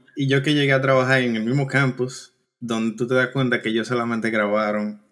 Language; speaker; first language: Spanish; native; Spanish